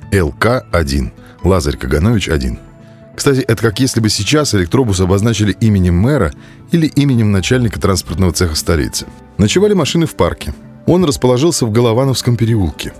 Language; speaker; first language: Russian; native; Russian